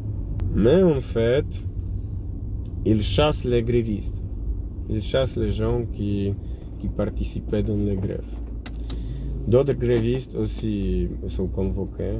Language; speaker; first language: French; non-native, learner; Polish